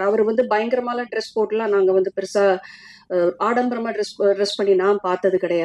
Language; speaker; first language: Tamil; native; Tamil